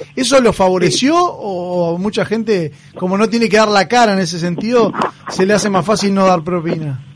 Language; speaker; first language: Spanish; native; Spanish